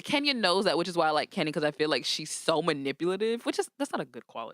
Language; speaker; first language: English; native; English